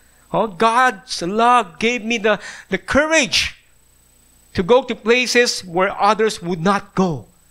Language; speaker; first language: English; non-native, local second language; Min Nan Chinese